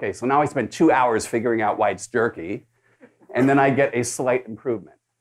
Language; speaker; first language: English; native; English